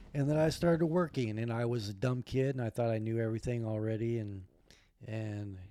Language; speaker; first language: English; native; English